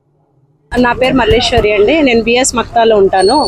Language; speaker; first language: Telugu; native; Telugu